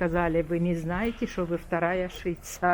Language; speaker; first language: Russian; non-native, local second language; Romanian